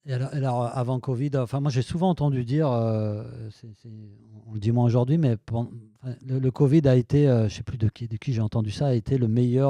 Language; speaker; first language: French; native; French